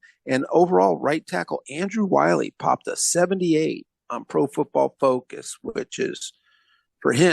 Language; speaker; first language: English; native; English